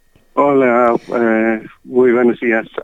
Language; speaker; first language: Spanish; non-native, learner; German